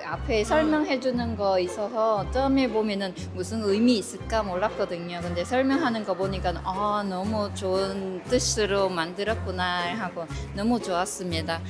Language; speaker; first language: Korean; non-native, fluent; Vietnamese